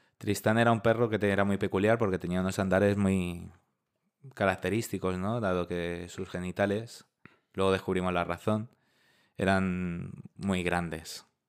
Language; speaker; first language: Spanish; native; Spanish